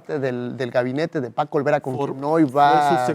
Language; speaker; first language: Spanish; native; Spanish